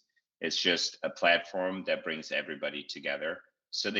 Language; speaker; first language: English; non-native, local second language; Shona